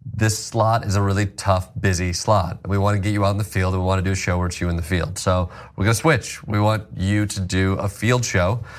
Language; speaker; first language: English; native; English